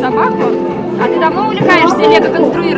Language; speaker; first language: Russian; native; Russian